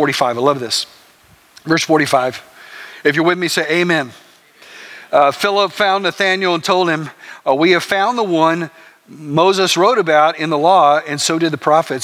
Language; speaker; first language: English; native; English